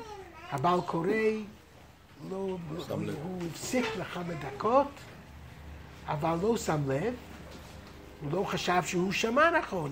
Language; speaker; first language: Hebrew; non-native, fluent; English